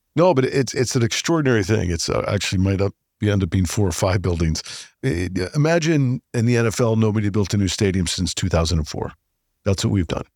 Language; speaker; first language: English; native; English